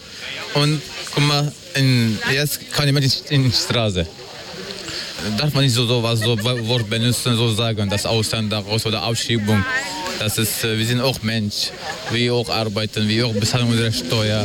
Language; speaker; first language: German; non-native, learner; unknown